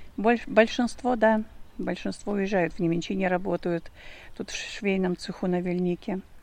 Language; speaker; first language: Russian; non-native, local second language; Polish